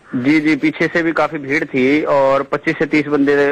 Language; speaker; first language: Hindi; native; Hindi